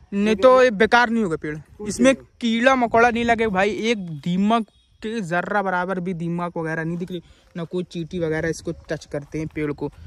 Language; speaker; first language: Hindi; native; Hindi